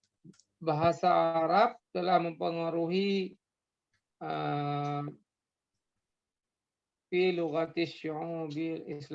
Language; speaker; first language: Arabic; non-native, learner; Indonesian